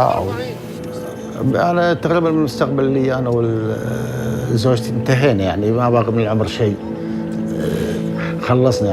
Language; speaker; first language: Arabic; native; Arabic